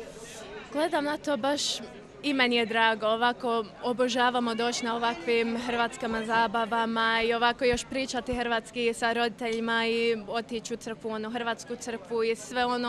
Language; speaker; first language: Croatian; early bilingual, heritage; Croatian